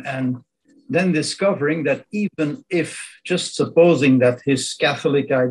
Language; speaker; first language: English; non-native, fluent; Dutch